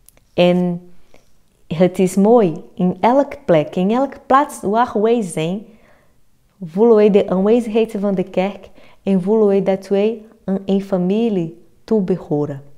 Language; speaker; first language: Dutch; non-native, fluent; Portuguese